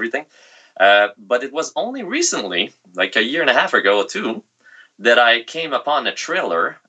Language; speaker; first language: English; non-native, fluent; French